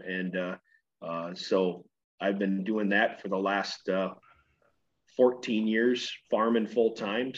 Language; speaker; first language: English; native; English